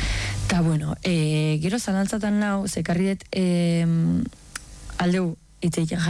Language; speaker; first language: Basque; native; Basque